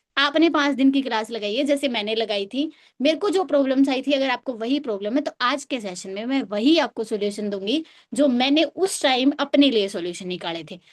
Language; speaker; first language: Hindi; native; Hindi